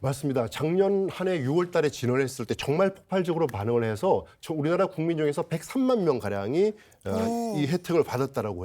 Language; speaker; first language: Korean; native; Korean